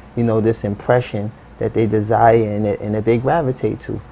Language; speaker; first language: English; native; English